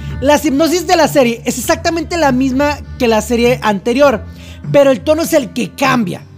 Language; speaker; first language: Spanish; native; Spanish